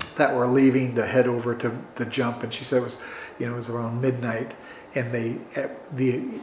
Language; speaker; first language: English; native; English